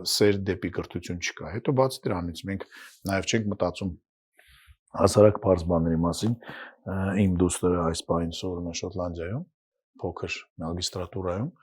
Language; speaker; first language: Armenian; non-native, fluent; Russian